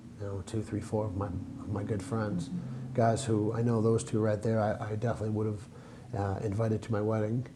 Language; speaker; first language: English; native; English